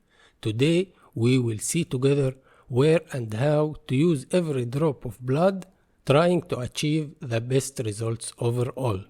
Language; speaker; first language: English; non-native, fluent; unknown